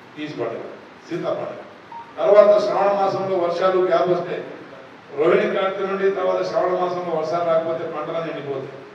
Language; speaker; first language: Telugu; non-native, local second language; Lambadi